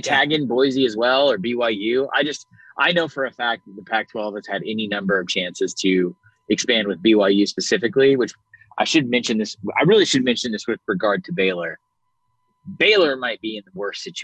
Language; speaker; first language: English; native; English